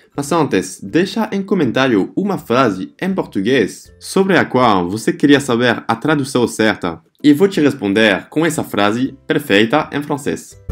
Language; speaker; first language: Portuguese; non-native, fluent; French